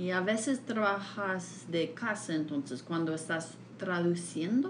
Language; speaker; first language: Spanish; non-native, fluent; English